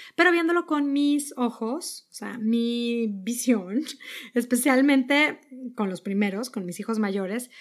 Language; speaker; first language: Spanish; native; Spanish